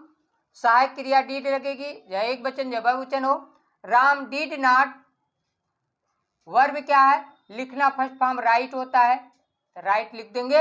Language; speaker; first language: Hindi; native; Hindi